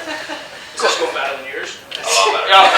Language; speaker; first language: English; native; English